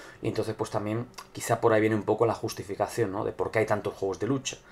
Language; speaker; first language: Spanish; native; Spanish